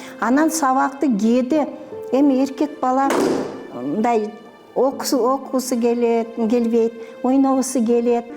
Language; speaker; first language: Kyrgyz; non-native, local second language; Russian